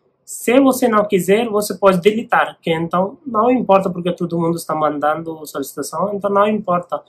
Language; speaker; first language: Portuguese; non-native, learner; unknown